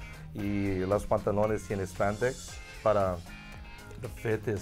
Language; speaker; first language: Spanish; non-native, learner; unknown